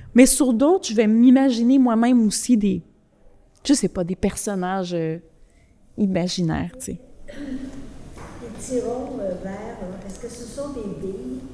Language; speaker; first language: French; early bilingual, other home language; Spanish